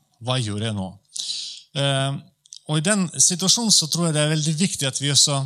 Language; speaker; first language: Norwegian; non-native, fluent; Polish